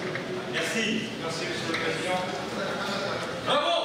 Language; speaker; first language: French; non-native, fluent; Indonesian